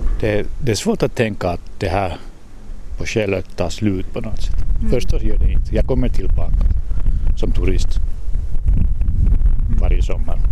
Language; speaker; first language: Swedish; non-native, local second language; Finnish